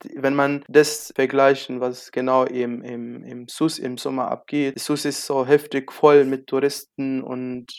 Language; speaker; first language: German; non-native, learner; Arabic